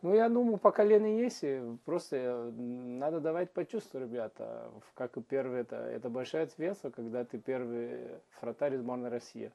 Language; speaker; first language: Russian; non-native, learner; Portuguese